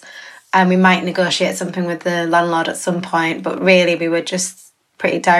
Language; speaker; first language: English; native; English